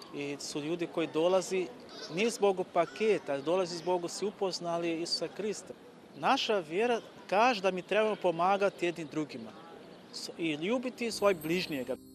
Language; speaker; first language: Bosnian; non-native, learner; Portuguese